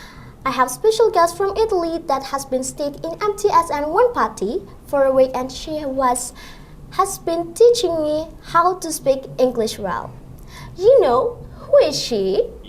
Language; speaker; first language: English; non-native, learner; Indonesian